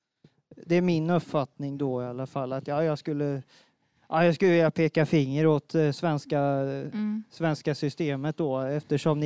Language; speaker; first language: Swedish; native; Swedish